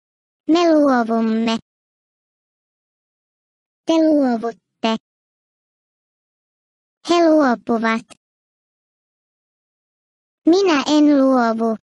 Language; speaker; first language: Finnish; non-native, fluent; Turkish